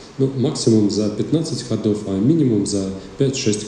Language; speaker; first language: Russian; native; Russian